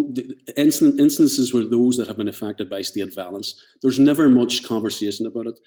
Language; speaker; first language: English; native; English